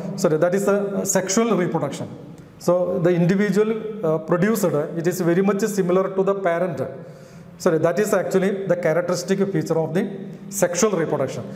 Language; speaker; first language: English; non-native, local second language; Marathi